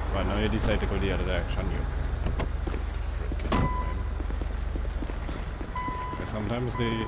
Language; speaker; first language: English; native; English